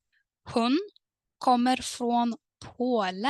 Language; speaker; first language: Swedish; non-native, fluent; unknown